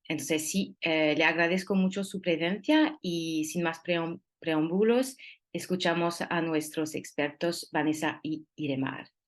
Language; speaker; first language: Spanish; non-native, fluent; French